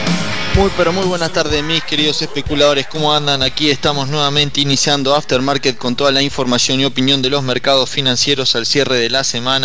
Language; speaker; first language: Spanish; native; Spanish